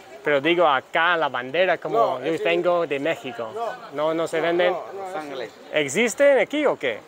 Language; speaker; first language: Spanish; non-native, learner; English